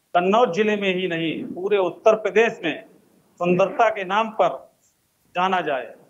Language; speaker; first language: Hindi; native; Hindi